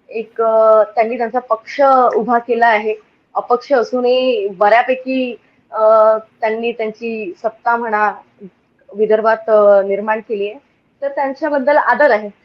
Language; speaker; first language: Marathi; native; Marathi